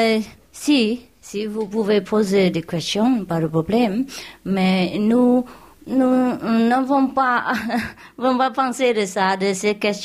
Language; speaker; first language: French; non-native, learner; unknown